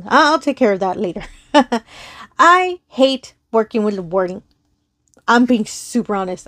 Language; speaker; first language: English; native; English